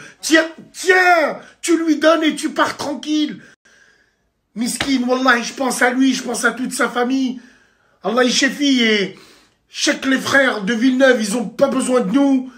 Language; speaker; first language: French; native; French